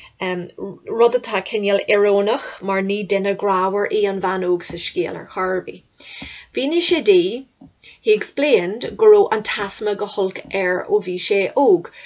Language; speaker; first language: Irish; native; Irish